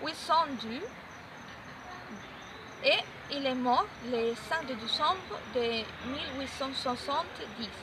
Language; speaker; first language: French; non-native, learner; Spanish